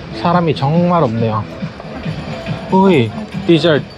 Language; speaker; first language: Korean; native; Korean